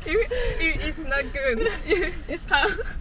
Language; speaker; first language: English; non-native, learner; Japanese